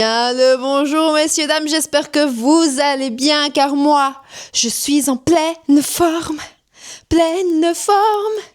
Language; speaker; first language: French; early bilingual, other home language; Portuguese